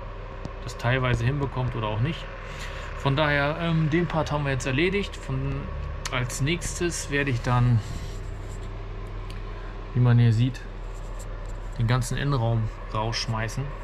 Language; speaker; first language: German; native; German